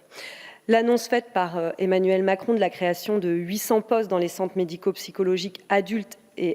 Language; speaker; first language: French; native; French